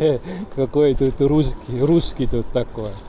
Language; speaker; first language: Russian; non-native, local second language; Estonian